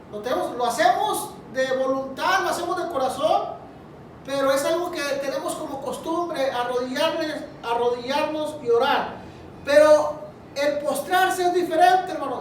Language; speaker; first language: Spanish; native; Spanish